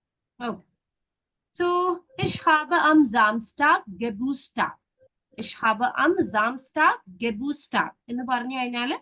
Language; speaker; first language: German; non-native, learner; Malayalam